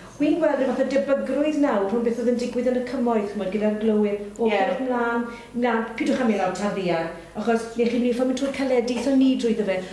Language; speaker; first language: Welsh; native; Welsh